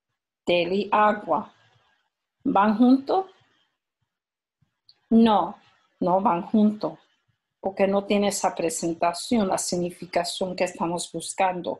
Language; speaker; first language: Spanish; early bilingual, heritage; Spanish